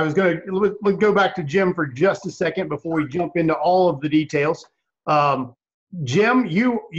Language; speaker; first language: English; native; English